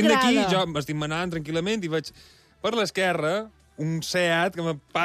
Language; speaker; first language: Catalan; native; Catalan